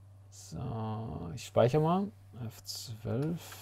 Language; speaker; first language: German; native; German